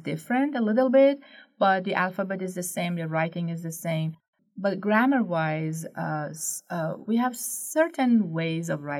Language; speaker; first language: English; non-native, fluent; Persian